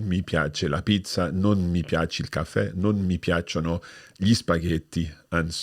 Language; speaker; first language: Italian; non-native, learner; English